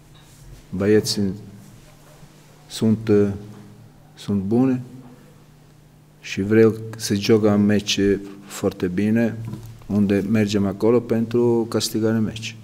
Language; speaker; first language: Romanian; non-native, learner; Italian